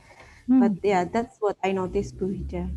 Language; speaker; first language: English; non-native, fluent; Indonesian